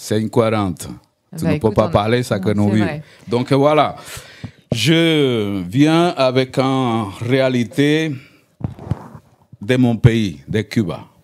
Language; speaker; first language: French; non-native, learner; Spanish